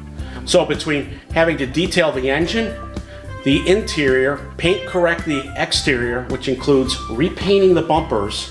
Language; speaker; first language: English; native; English